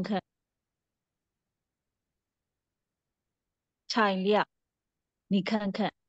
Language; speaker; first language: Chinese; non-native, learner; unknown